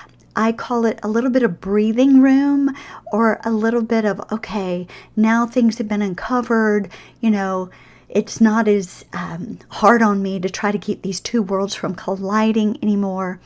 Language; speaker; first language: English; native; English